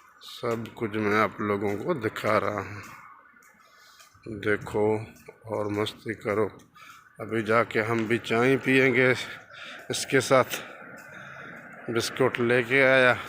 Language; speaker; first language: Hindi; non-native, local second language; Baluchi